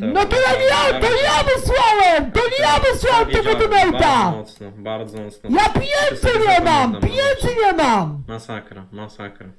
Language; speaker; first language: Polish; native; Polish